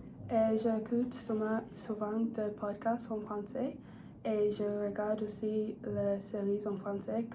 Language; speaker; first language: French; non-native, learner; English